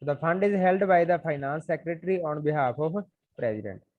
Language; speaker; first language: English; non-native, local second language; Punjabi